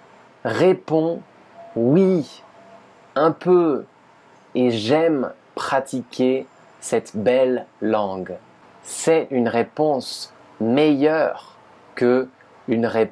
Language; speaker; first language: French; native; French